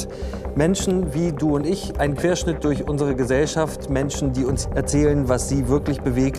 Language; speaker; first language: German; native; German